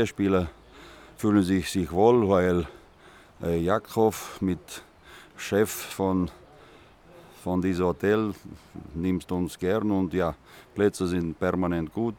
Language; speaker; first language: German; non-native, fluent; Russian